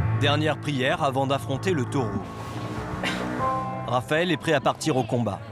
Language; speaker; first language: French; native; French